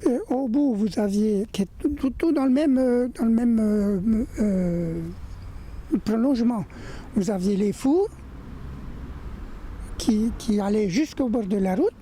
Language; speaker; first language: French; native; French